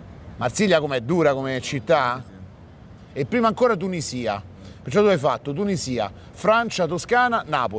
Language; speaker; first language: Italian; native; Italian